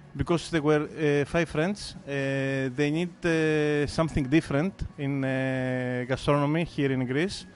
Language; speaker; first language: English; non-native, fluent; Greek